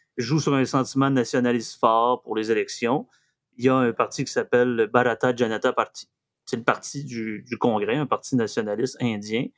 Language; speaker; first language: French; native; French